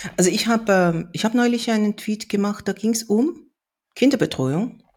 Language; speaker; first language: German; native; German